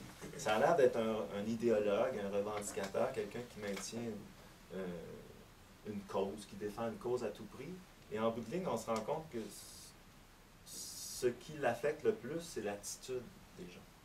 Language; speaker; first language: French; native; French